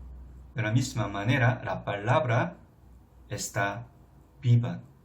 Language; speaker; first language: Spanish; non-native, fluent; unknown